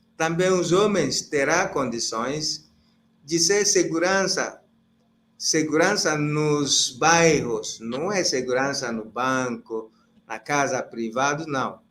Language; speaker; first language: Portuguese; non-native, fluent; Igbo